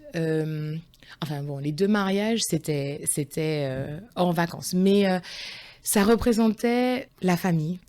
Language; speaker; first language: French; early bilingual, other home language; Guadeloupean Creole French